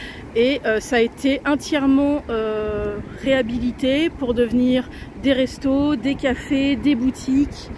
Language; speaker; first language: French; native; French